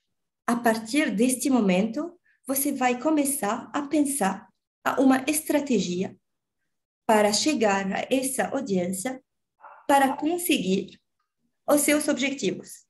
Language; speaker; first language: Portuguese; non-native, learner; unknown